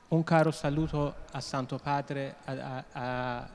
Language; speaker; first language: Italian; non-native, learner; Persian